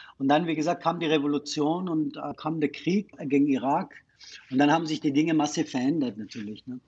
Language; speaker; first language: German; non-native, fluent; Persian